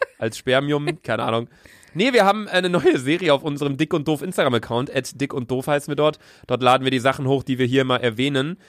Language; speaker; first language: German; native; German